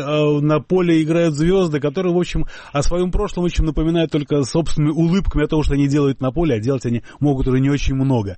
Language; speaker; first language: Russian; native; Russian